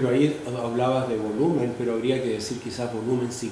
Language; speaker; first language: Spanish; native; Spanish